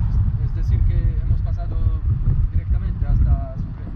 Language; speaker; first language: Spanish; non-native, learner; Polish